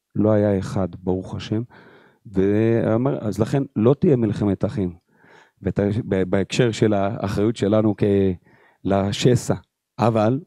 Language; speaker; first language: Hebrew; native; Hebrew